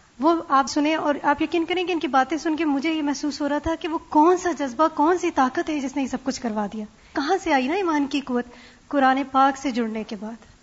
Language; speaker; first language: Urdu; native; Urdu